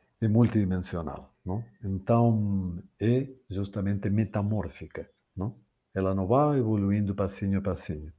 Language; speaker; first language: Portuguese; non-native, fluent; Spanish